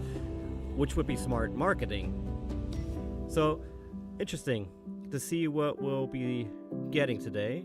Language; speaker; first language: English; native; English